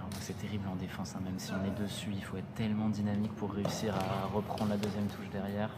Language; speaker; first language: French; native; French